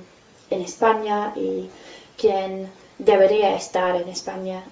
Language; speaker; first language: Spanish; non-native, fluent; English